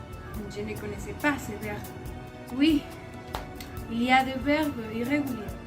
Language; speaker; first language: French; non-native, learner; Spanish